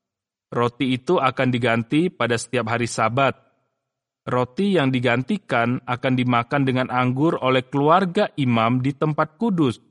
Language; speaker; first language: Indonesian; native; Indonesian